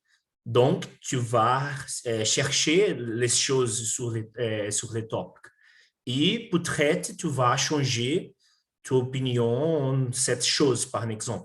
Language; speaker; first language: French; non-native, learner; Portuguese